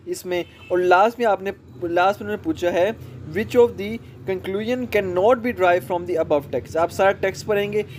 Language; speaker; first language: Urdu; non-native, local second language; Punjabi